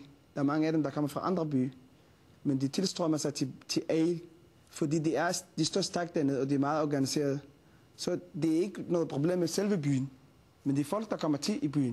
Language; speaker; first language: Danish; non-native, fluent; Somali